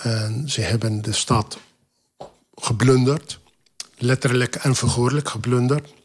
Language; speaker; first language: Dutch; non-native, fluent; Arabic